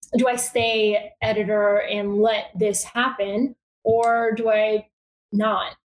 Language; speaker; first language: English; early bilingual, other home language; Bulgarian